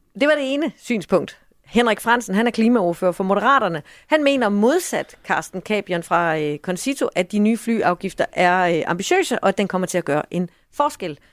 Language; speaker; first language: Danish; native; Danish